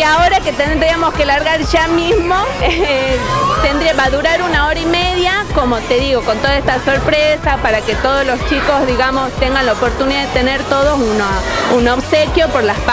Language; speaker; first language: Spanish; native; Spanish